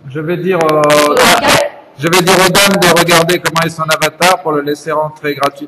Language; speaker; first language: French; native; French